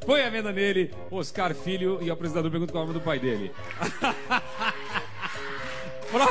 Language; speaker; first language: Portuguese; native; Portuguese